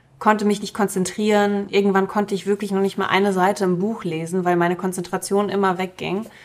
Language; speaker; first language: German; early bilingual, other home language; Russian